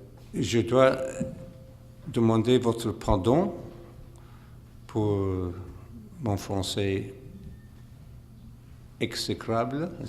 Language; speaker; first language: French; non-native, fluent; English